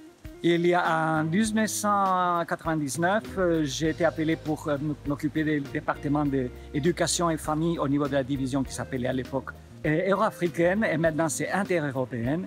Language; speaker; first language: French; non-native, fluent; Spanish